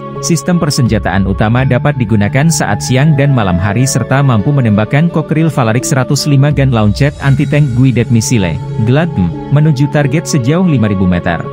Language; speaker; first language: Indonesian; native; Indonesian